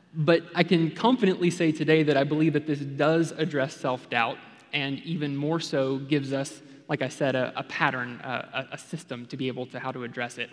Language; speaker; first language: English; native; English